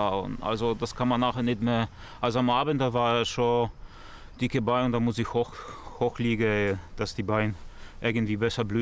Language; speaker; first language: German; non-native, learner; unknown